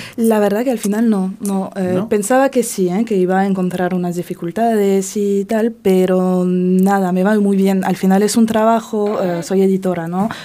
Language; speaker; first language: Spanish; non-native, fluent; French